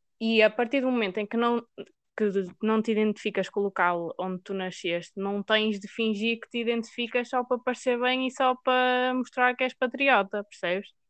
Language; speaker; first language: Portuguese; native; Portuguese